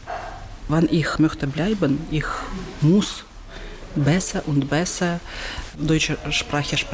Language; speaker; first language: German; non-native, learner; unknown